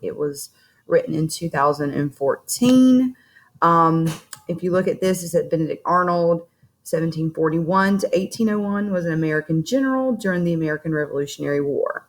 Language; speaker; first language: English; native; English